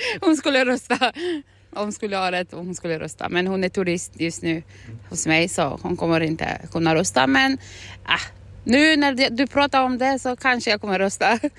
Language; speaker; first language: Swedish; non-native, fluent; Albanian